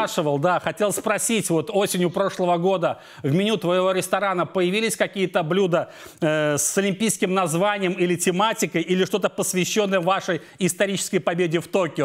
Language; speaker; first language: Russian; native; Russian